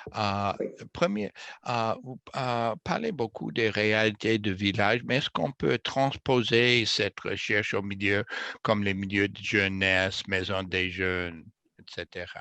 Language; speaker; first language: French; non-native, fluent; English